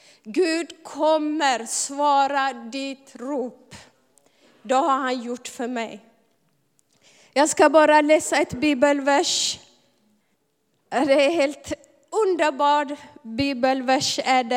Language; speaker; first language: Swedish; non-native, fluent; Amharic